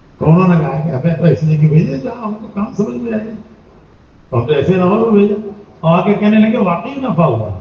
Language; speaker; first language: Urdu; native; Urdu